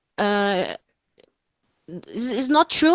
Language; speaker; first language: English; non-native, fluent; Portuguese